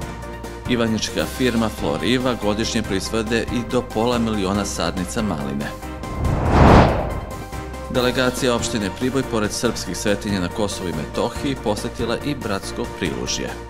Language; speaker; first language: Serbian; native; Serbian